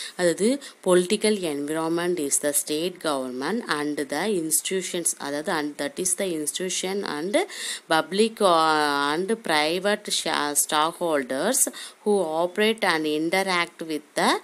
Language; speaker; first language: English; non-native, local second language; Tamil